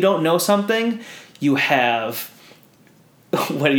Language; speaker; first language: English; early bilingual, other home language; Filipino